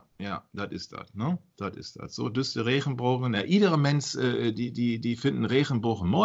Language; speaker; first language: Dutch; non-native, learner; German